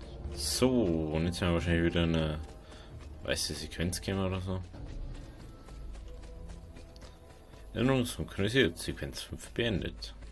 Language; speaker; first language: German; native; German